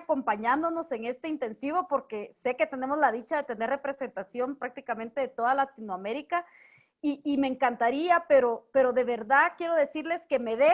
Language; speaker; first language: Spanish; native; Spanish